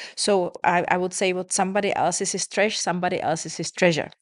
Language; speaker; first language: English; non-native, fluent; Czech